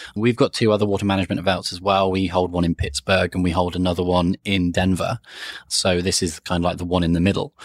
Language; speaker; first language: English; native; English